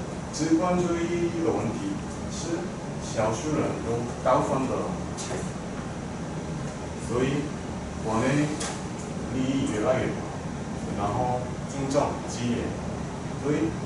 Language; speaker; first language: Chinese; non-native, fluent; Korean